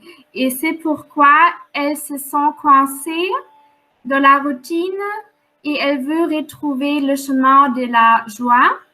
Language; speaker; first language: French; non-native, fluent; German